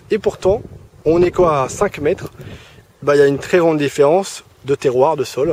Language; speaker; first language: French; native; French